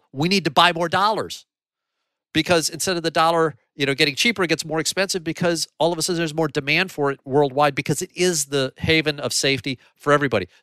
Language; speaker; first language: English; native; English